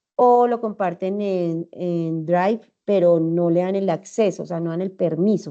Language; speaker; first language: Spanish; native; Spanish